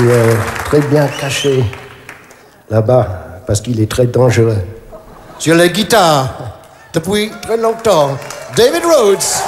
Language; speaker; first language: French; non-native, learner; English